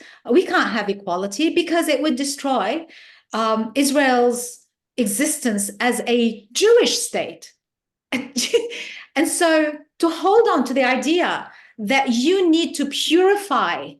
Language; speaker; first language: English; non-native, fluent; Arabic